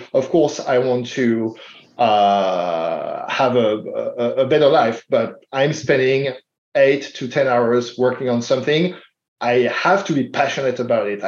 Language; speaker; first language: English; non-native, fluent; French